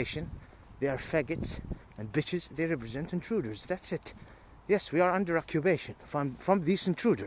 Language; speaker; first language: English; non-native, fluent; Arabic